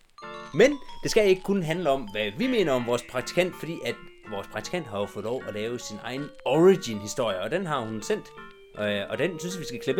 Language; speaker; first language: Danish; native; Danish